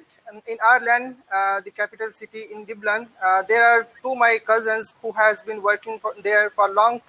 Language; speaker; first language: English; non-native, learner; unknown